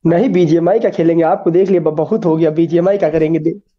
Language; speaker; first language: Hindi; native; Hindi